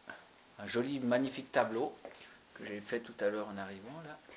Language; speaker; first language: French; native; French